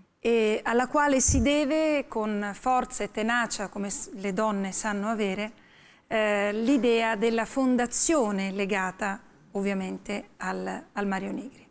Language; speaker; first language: Italian; native; Italian